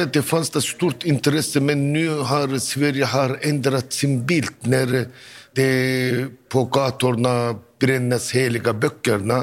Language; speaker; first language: Swedish; non-native, learner; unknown